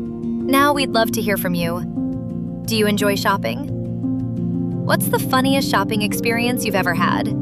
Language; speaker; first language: English; native; English